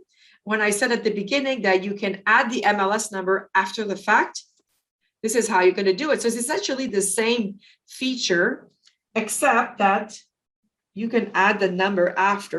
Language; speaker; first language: English; native; English